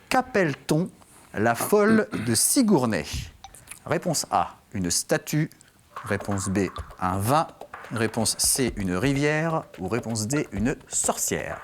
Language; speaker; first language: French; native; French